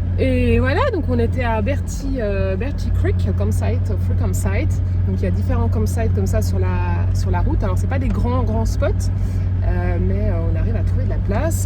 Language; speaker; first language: French; native; French